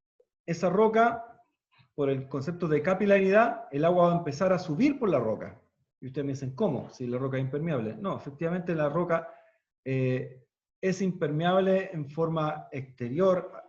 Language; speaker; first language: Spanish; native; Spanish